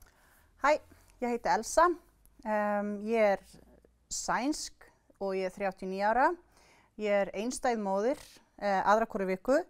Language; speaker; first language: Icelandic; non-native, fluent; Swedish